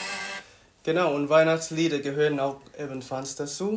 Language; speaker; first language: German; non-native, learner; Vietnamese